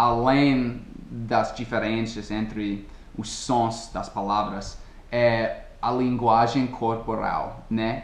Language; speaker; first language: Portuguese; non-native, fluent; English